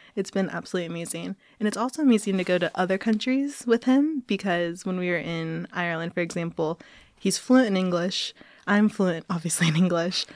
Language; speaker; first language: English; native; English